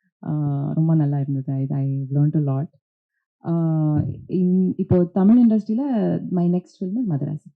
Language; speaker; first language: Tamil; non-native, learner; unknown